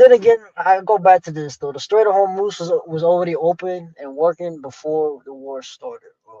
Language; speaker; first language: English; native; English